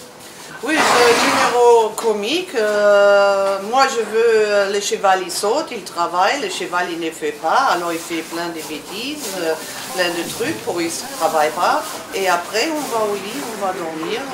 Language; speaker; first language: French; non-native, learner; German